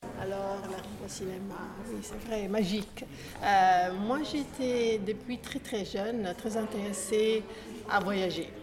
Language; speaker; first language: French; non-native, fluent; Italian